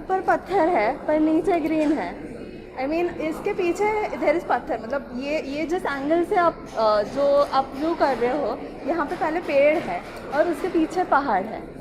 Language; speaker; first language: Hindi; native; Hindi